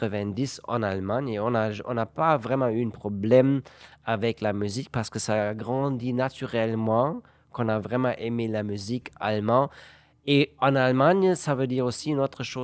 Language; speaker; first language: French; non-native, fluent; German